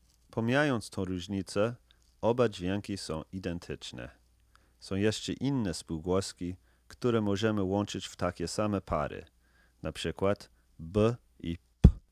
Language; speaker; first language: Polish; non-native, fluent; English